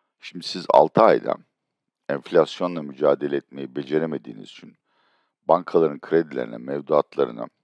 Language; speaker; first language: Turkish; native; Turkish